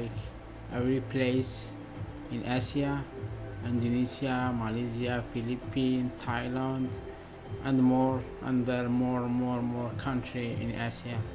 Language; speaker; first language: English; non-native, learner; Arabic